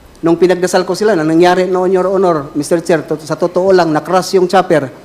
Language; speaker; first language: Filipino; non-native, local second language; Cebuano